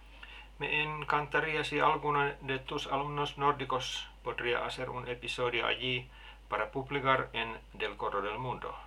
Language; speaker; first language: Spanish; non-native, learner; Finnish